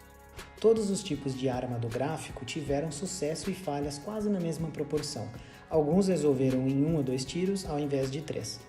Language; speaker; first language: Portuguese; native; Portuguese